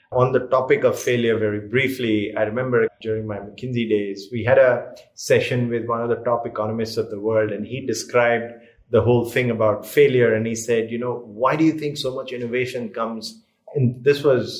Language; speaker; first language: English; non-native, local second language; Hindi